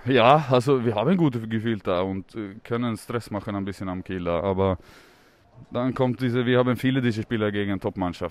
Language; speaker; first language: German; non-native, learner; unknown